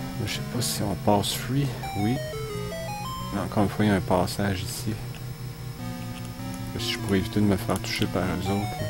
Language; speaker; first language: French; native; French